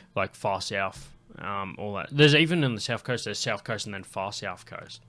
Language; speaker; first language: English; native; English